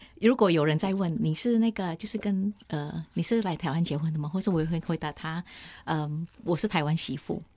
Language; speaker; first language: Chinese; early bilingual, heritage; Chinese